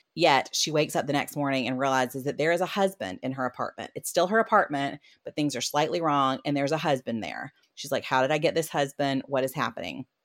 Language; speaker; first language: English; native; English